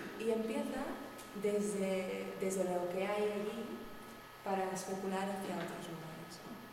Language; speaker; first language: Spanish; non-native, local second language; Catalan